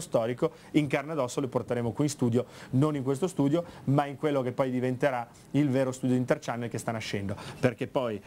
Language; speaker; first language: Italian; native; Italian